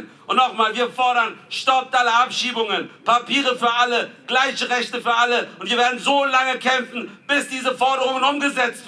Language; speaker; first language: German; native; German